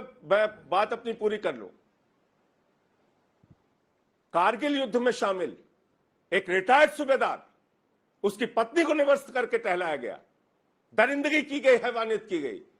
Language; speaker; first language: Hindi; native; Hindi